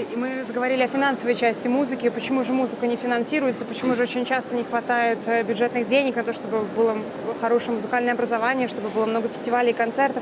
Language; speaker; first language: Russian; native; Russian